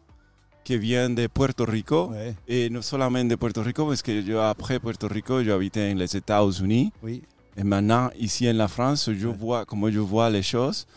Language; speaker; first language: French; non-native, fluent; Spanish